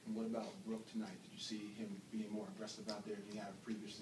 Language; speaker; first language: English; native; English